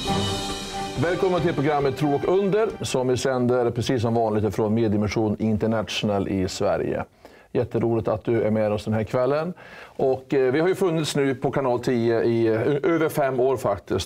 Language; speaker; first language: Swedish; native; Swedish